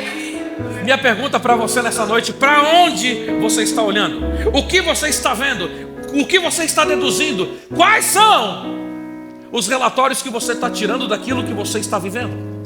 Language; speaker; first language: Portuguese; native; Portuguese